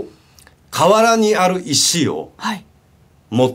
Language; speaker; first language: Japanese; native; Japanese